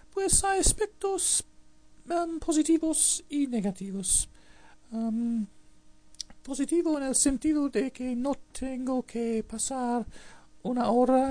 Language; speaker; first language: Spanish; non-native, fluent; English